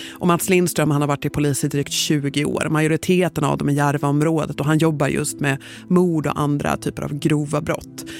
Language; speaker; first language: Swedish; native; Swedish